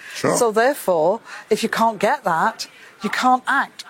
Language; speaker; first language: English; native; English